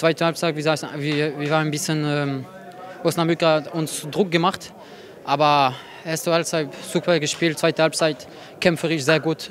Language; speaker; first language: German; non-native, fluent; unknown